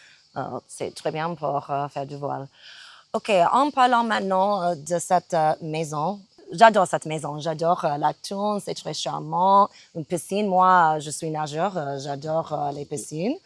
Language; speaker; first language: French; non-native, fluent; English